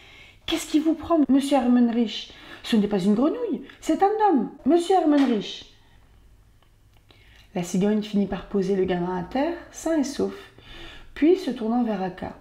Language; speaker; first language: French; native; French